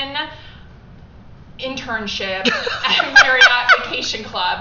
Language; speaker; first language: English; native; English